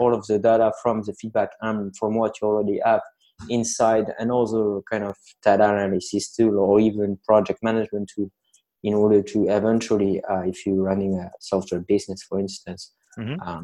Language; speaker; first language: English; non-native, fluent; French